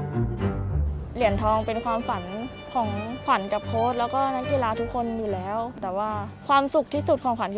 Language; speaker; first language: Thai; native; Thai